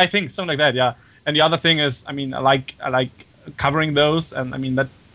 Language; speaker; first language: English; non-native, fluent; German